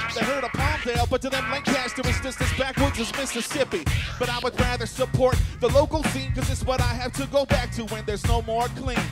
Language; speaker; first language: English; native; English